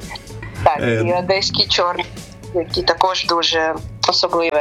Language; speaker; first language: Ukrainian; non-native, local second language; Russian